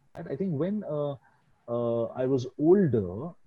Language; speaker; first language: English; non-native, local second language; Hindi